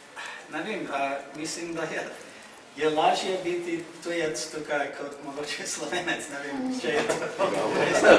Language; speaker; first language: Slovenian; non-native, fluent; English